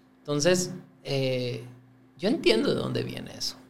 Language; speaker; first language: Spanish; native; Spanish